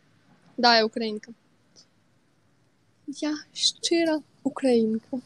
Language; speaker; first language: German; non-native, learner; Russian